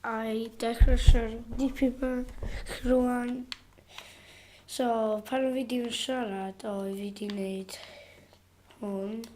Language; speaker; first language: Welsh; non-native, local second language; English